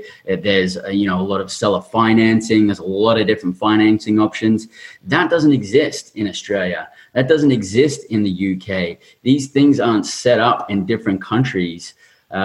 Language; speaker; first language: English; native; English